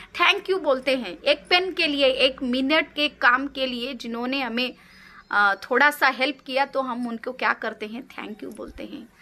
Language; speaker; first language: Hindi; non-native, local second language; Kannada